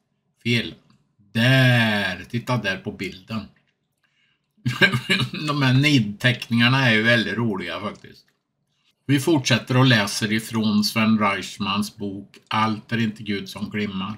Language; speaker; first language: Swedish; native; Swedish